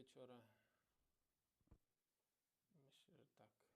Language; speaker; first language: Polish; non-native, learner; Ukrainian